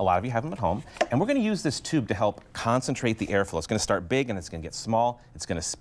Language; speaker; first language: English; native; English